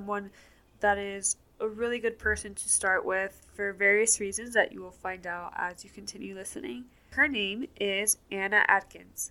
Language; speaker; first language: English; native; English